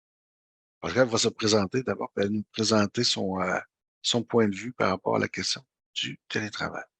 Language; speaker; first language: French; native; French